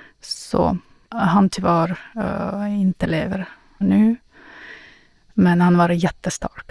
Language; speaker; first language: Swedish; non-native, fluent; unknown